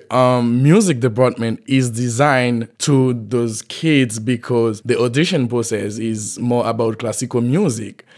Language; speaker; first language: English; non-native, fluent; Haitian Creole